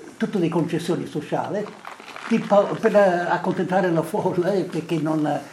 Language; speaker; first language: Italian; non-native, fluent; English